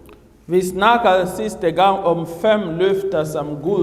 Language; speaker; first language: Danish; non-native, fluent; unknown